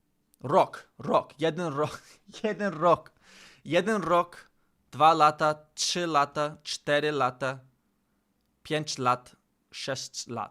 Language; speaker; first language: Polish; non-native, learner; English